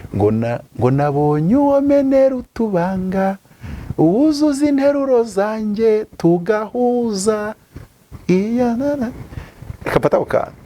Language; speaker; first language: Kinyarwanda; native; Kinyarwanda